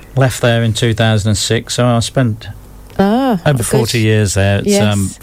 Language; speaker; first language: English; native; English